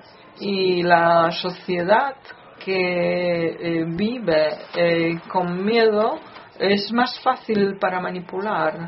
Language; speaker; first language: Spanish; non-native, fluent; Polish